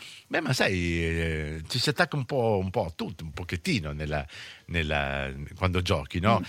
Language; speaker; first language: Italian; native; Italian